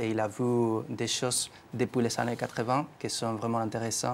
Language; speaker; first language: French; non-native, fluent; Spanish